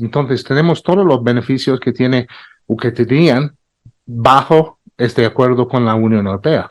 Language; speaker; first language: Spanish; non-native, fluent; English